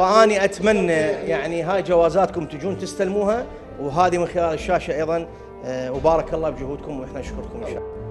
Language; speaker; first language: Arabic; native; Arabic